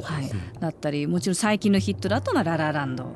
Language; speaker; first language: Japanese; non-native, fluent; English